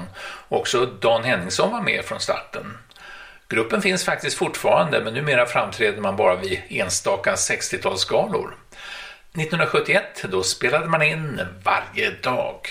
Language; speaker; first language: Swedish; native; Swedish